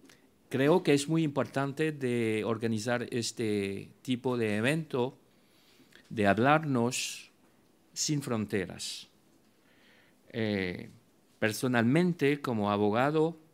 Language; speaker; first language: Spanish; non-native, fluent; French